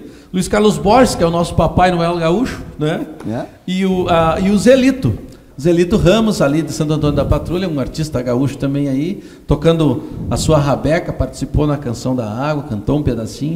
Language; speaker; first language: Portuguese; native; Portuguese